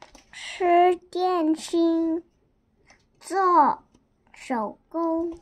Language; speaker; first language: Chinese; non-native, learner; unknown